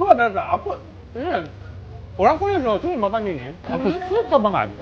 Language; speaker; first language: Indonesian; non-native, fluent; Korean